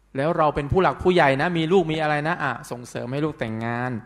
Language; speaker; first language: Thai; non-native, local second language; Pattani Malay